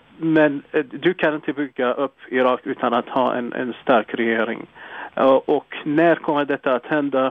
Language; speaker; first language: Swedish; non-native, fluent; Arabic